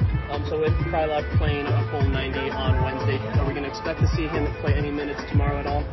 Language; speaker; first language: English; native; English